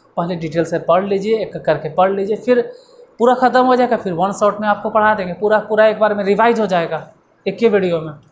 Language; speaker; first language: Hindi; native; Hindi